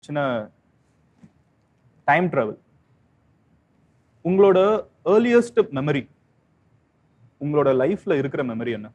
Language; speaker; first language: Tamil; native; Tamil